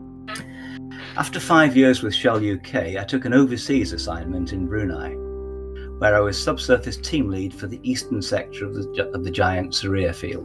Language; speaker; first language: English; native; English